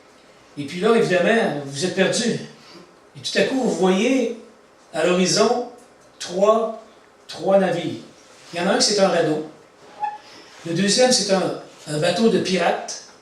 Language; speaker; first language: French; native; French